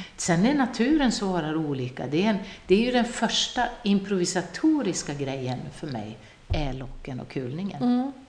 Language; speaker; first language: Swedish; non-native, local second language; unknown